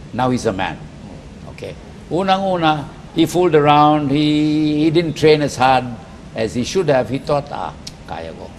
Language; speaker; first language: English; non-native, local second language; Filipino